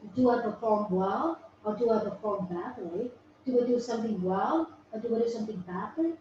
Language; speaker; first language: English; non-native, fluent; Vietnamese